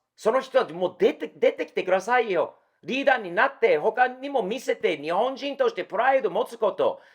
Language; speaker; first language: Japanese; non-native, fluent; English